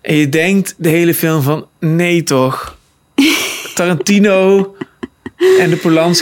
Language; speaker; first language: Dutch; native; Dutch